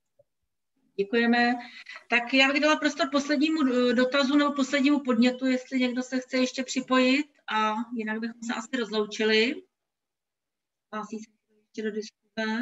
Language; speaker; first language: Czech; native; Czech